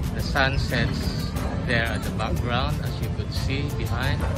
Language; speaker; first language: English; non-native, local second language; Iloko